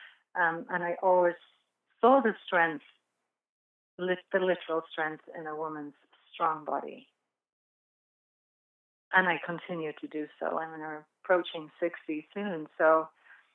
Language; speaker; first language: English; native; English